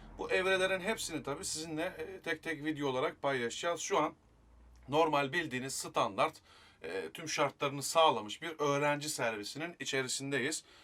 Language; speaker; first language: Turkish; native; Turkish